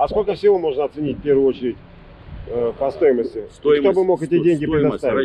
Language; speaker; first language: Russian; native; Russian